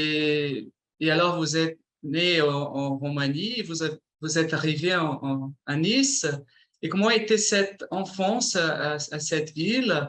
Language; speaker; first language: French; non-native, fluent; Portuguese